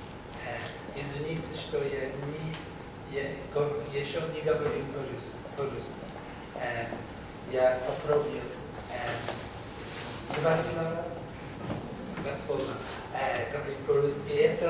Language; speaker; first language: Russian; non-native, learner; English